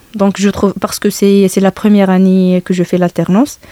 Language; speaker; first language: French; non-native, local second language; Arabic